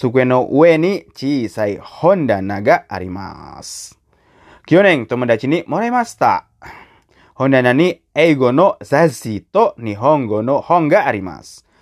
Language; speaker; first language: Japanese; non-native, learner; Indonesian